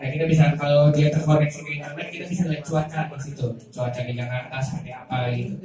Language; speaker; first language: Indonesian; native; Indonesian